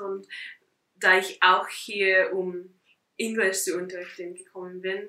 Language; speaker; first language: German; non-native, fluent; English